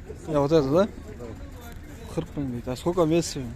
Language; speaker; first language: Russian; non-native, local second language; Kyrgyz